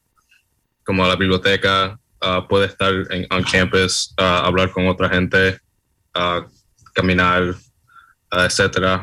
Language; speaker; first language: Spanish; early bilingual, heritage; Spanish